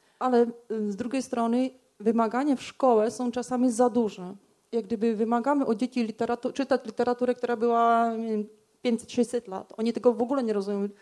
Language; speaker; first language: Polish; non-native, fluent; Czech